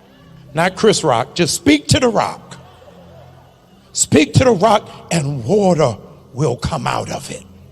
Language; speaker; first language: English; native; English